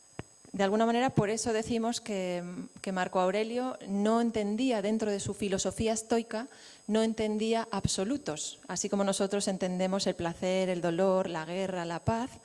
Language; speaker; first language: Spanish; native; Spanish